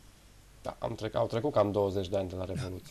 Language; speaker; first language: Romanian; native; Romanian